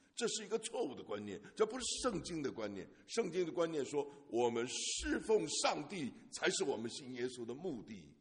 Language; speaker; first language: Chinese; native; Chinese